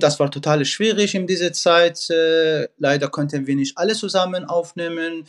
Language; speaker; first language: German; non-native, fluent; Persian